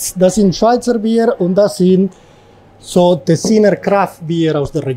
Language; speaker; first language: German; non-native, learner; Spanish